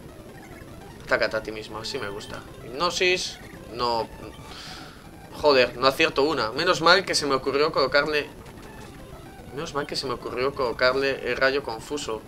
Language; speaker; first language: Spanish; native; Spanish